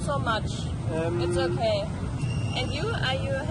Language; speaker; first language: English; non-native, fluent; German